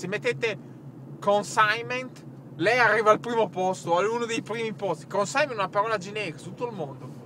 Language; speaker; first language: Italian; native; Italian